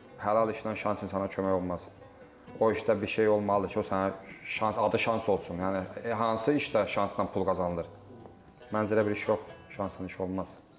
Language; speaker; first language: Azerbaijani; native; Azerbaijani